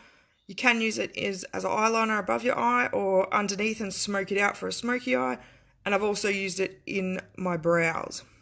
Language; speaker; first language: English; native; English